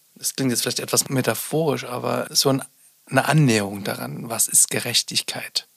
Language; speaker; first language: German; native; German